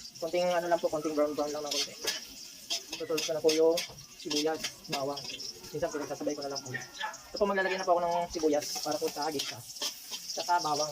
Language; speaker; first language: Filipino; non-native, local second language; Bikol